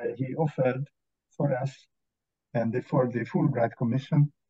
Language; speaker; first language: English; non-native, fluent; Hungarian